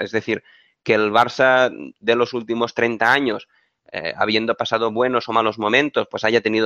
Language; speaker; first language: Spanish; native; Spanish